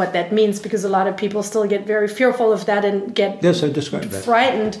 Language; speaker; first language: English; non-native, fluent; German